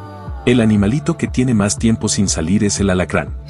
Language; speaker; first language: Spanish; native; Spanish